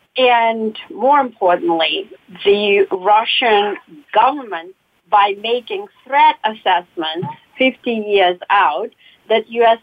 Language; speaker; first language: English; non-native, fluent; Russian